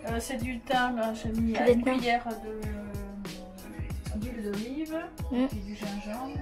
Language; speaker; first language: French; native; French